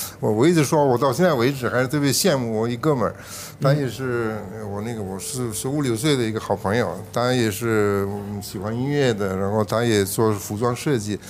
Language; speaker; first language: Chinese; non-native, fluent; Italian